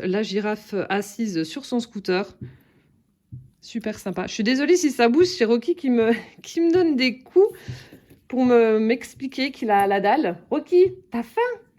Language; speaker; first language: French; native; French